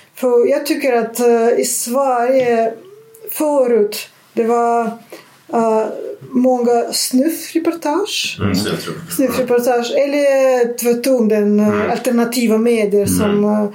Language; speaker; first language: Swedish; non-native, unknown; Russian